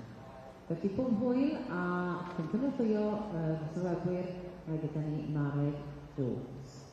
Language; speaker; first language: Welsh; native; Welsh